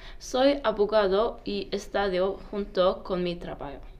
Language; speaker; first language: Spanish; non-native, learner; Norwegian